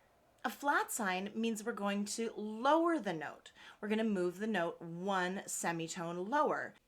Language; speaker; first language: English; native; English